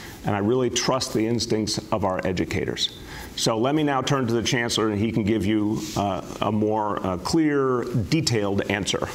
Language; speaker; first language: English; native; English